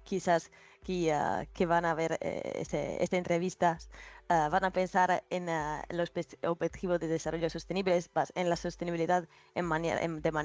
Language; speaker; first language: Spanish; non-native, fluent; Italian